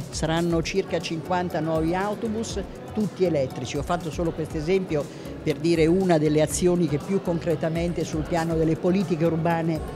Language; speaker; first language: Italian; native; Italian